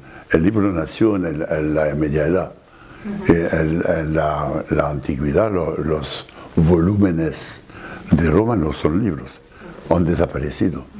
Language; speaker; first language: Spanish; non-native, fluent; French